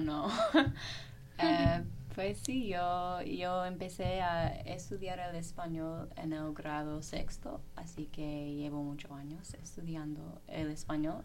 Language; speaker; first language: Spanish; non-native, fluent; English